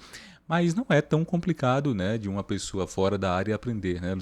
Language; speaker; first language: Portuguese; native; Portuguese